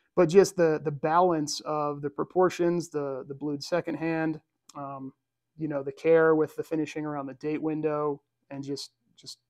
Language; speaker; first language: English; native; English